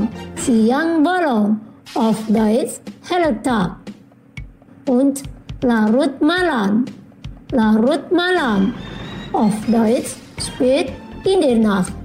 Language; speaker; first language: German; non-native, fluent; Indonesian